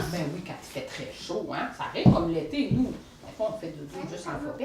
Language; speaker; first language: French; native; French